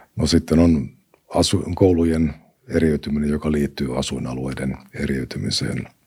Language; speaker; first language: Finnish; native; Finnish